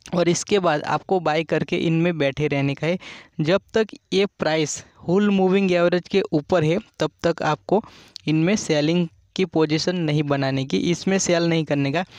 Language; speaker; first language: Hindi; non-native, local second language; Gujarati